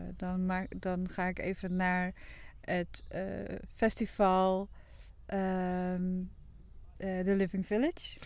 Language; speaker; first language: Dutch; non-native, local second language; Western Frisian